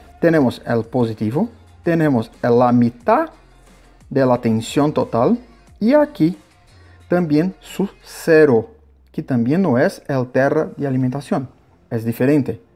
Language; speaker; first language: Spanish; non-native, learner; Portuguese